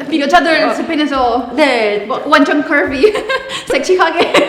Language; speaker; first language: Korean; non-native, learner; Spanish